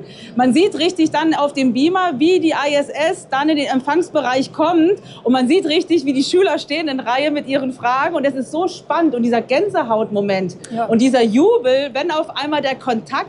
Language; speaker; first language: German; native; German